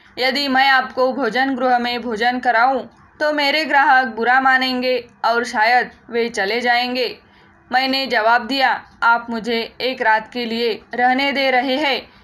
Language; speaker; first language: Hindi; non-native, local second language; Marathi